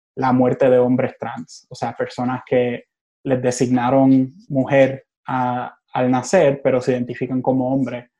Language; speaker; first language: Spanish; early bilingual, other home language; English